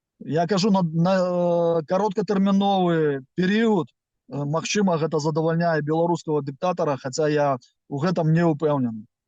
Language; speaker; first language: Belarusian; non-native, local second language; Russian